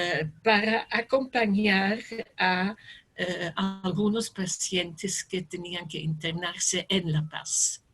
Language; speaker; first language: Spanish; non-native, fluent; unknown